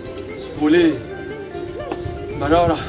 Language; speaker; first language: Arabic; native; Arabic